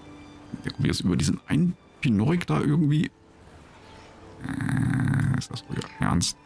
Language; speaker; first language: German; native; German